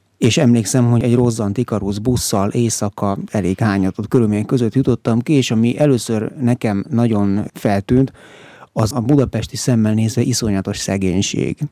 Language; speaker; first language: Hungarian; native; Hungarian